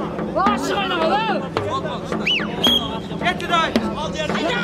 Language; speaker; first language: Kyrgyz; native; Kyrgyz